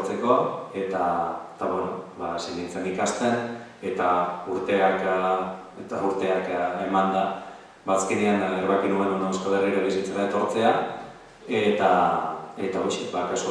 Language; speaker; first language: Basque; non-native, fluent; Catalan